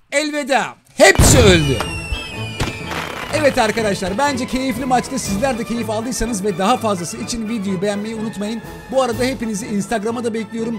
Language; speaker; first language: Turkish; native; Turkish